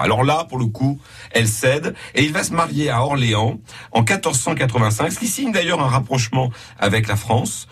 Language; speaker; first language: French; native; French